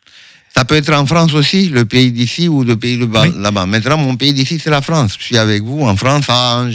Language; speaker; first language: French; non-native, fluent; Romanian